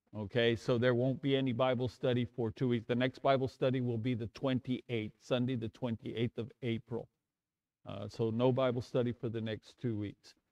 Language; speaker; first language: English; native; English